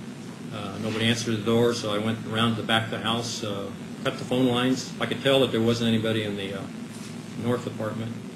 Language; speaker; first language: English; native; English